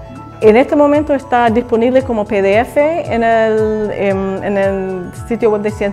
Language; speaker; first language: Spanish; non-native, learner; English